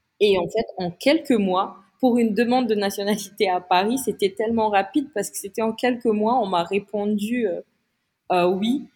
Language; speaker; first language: French; non-native, local second language; Malagasy